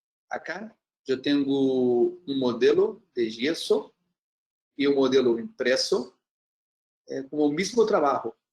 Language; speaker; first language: Spanish; non-native, learner; Portuguese